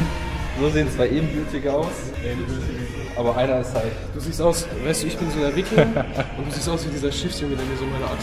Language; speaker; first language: German; native; German